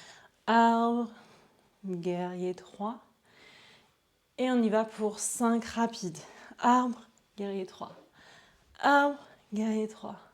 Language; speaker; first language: French; native; French